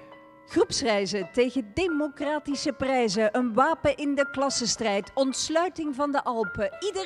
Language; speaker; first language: Dutch; native; Dutch